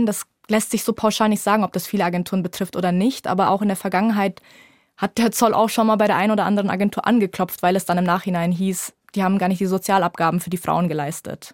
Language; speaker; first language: German; native; German